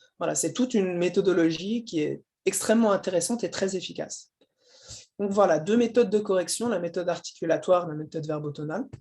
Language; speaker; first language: French; native; French